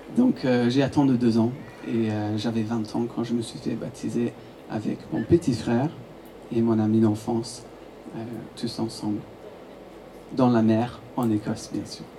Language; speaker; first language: French; non-native, fluent; English